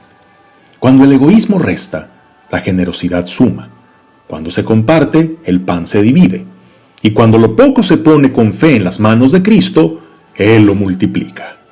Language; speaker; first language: Spanish; native; Spanish